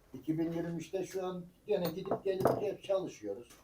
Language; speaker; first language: Turkish; non-native, local second language; Armenian